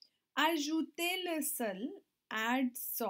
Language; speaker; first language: French; non-native, learner; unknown